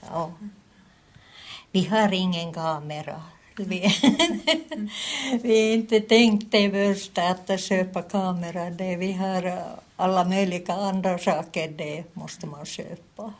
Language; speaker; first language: Swedish; non-native, learner; Finnish